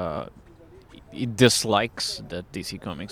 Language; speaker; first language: English; non-native, fluent; Portuguese